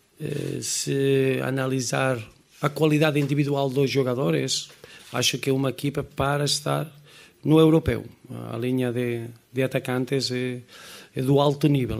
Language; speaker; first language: Portuguese; non-native, fluent; Spanish